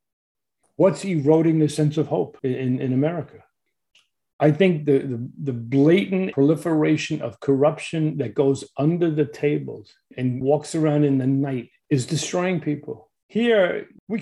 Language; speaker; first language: English; native; English